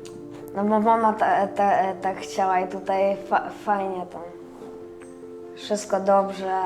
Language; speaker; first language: Polish; early bilingual, other home language; Russian